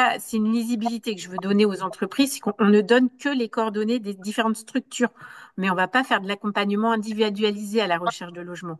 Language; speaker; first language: French; native; French